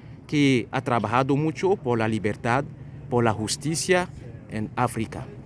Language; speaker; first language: Spanish; non-native, fluent; French